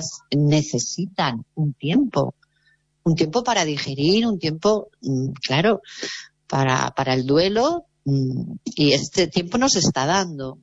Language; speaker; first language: Spanish; native; Spanish